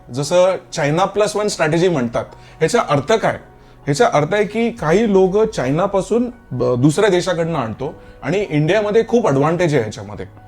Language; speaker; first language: Marathi; non-native, local second language; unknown